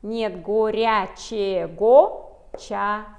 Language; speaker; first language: Russian; non-native, local second language; Kazakh